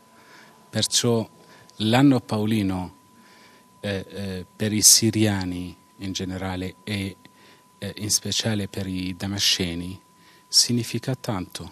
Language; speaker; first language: Italian; non-native, fluent; Arabic